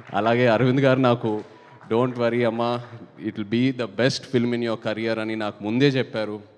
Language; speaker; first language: Telugu; native; Telugu